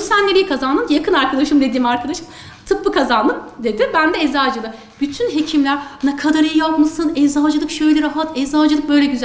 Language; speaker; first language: Turkish; native; Turkish